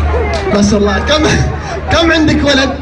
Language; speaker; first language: Arabic; native; Arabic